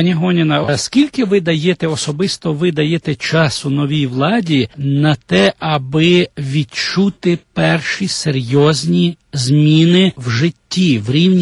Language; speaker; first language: Ukrainian; native; Ukrainian